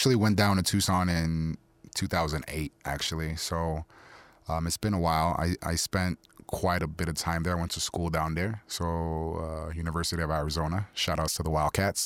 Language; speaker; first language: English; early bilingual, other home language; Spanish